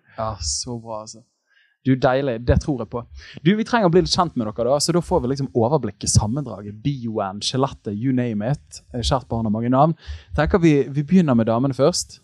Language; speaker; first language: Norwegian; native; Norwegian